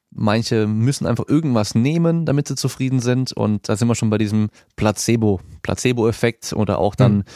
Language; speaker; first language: German; native; German